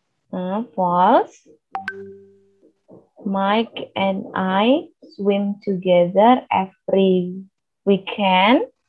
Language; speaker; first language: English; non-native, fluent; Indonesian